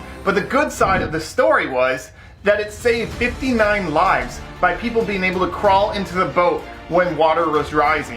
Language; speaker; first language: English; native; English